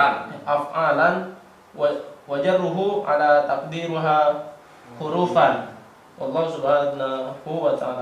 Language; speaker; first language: Arabic; non-native, learner; Indonesian